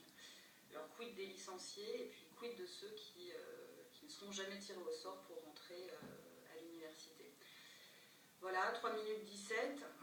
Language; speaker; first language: French; native; French